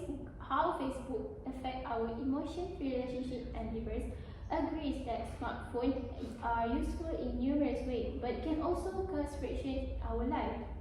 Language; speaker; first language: English; non-native, learner; Malay